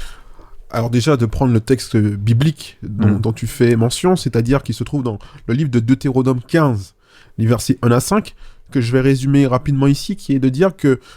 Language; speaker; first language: French; native; French